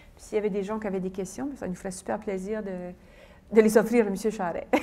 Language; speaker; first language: French; native; French